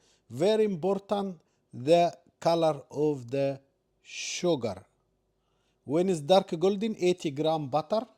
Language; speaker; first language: English; non-native, learner; Arabic